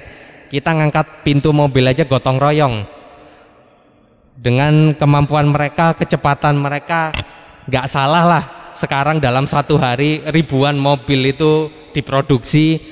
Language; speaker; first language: Indonesian; native; Indonesian